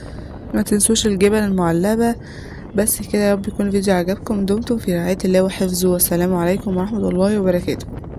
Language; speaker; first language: Arabic; native; Arabic